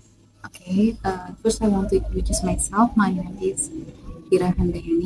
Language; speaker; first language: English; non-native, fluent; Indonesian